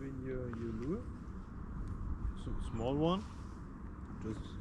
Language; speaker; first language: English; non-native, fluent; German